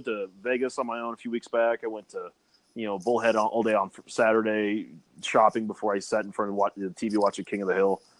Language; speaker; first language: English; native; English